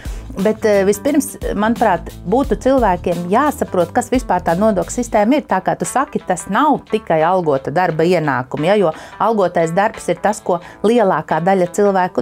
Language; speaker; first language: Latvian; native; Latvian